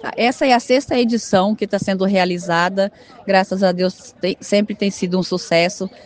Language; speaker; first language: Portuguese; native; Portuguese